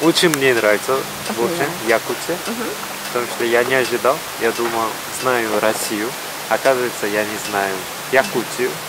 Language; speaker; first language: Russian; non-native, learner; Korean